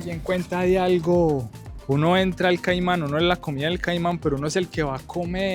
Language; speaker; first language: Spanish; native; Spanish